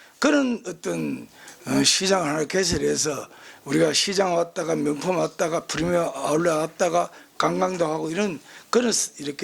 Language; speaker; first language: Korean; native; Korean